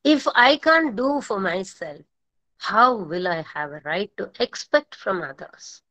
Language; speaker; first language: English; non-native, local second language; Kannada